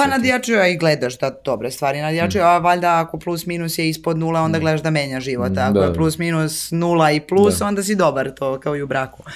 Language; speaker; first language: Serbian; native; Serbian